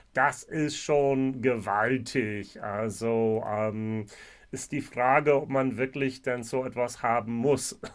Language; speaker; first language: German; non-native, fluent; English